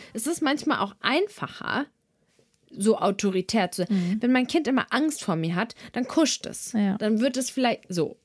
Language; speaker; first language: German; early bilingual, other home language; Serbian